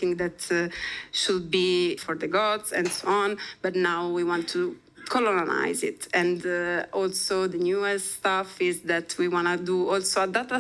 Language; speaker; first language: English; non-native, fluent; Italian